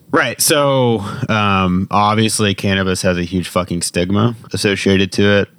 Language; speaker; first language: English; native; English